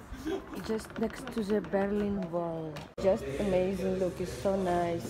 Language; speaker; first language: English; non-native, learner; Russian